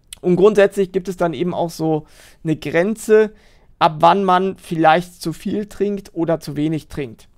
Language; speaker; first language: German; native; German